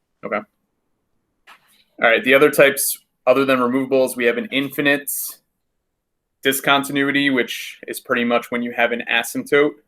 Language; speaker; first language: English; native; English